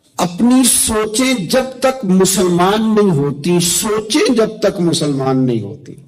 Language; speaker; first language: Urdu; non-native, local second language; Punjabi